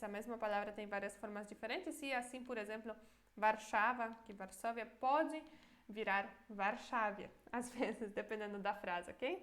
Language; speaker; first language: Portuguese; non-native, fluent; Polish